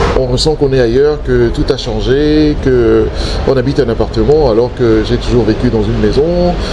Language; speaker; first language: French; non-native, local second language; Duala